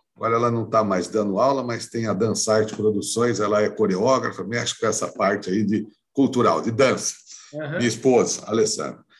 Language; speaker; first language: Portuguese; native; Portuguese